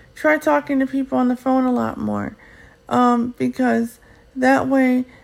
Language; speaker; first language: English; native; English